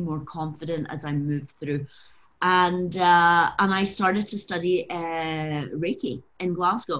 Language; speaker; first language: English; native; English